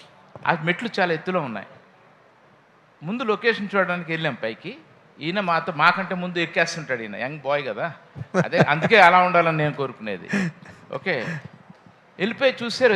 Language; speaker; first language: Telugu; native; Telugu